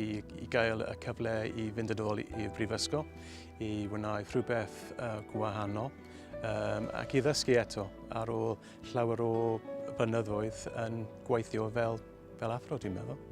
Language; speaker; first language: Welsh; non-native, local second language; English